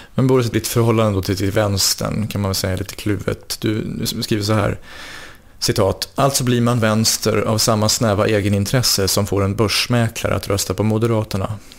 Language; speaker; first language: Swedish; native; Swedish